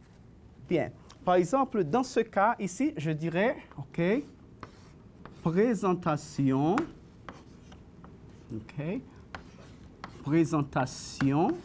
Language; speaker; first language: French; non-native, fluent; Spanish